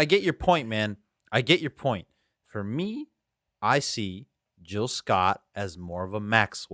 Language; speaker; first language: English; native; English